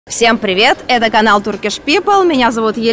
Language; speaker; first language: Russian; native; Russian